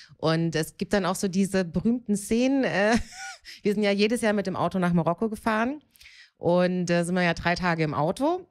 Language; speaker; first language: German; native; German